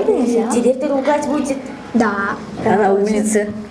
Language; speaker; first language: Russian; non-native, fluent; Mongolian